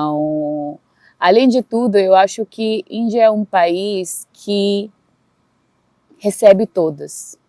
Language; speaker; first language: Portuguese; non-native, fluent; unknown